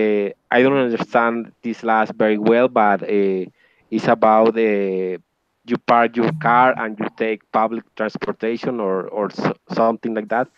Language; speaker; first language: English; non-native, learner; Spanish